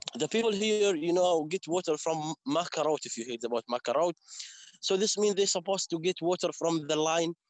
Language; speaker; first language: English; non-native, fluent; Arabic